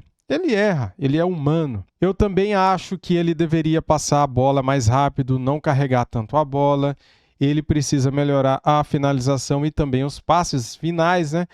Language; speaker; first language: Portuguese; native; Portuguese